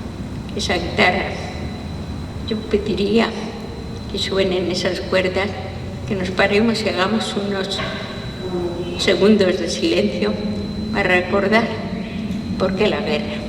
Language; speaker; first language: Spanish; non-native, fluent; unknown